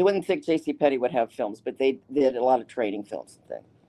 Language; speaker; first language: English; native; English